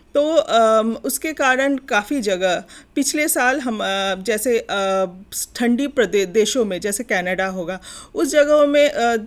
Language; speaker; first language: Hindi; non-native, local second language; Bangla